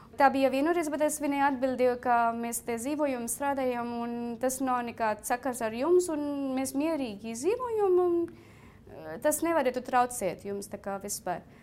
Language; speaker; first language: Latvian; non-native, fluent; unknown